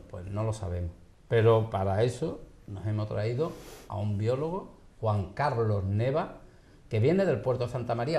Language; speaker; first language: Spanish; native; Spanish